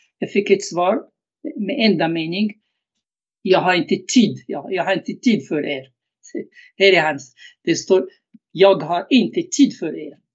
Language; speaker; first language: Swedish; non-native, fluent; Arabic